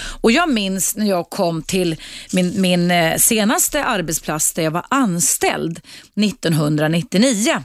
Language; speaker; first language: Swedish; native; Swedish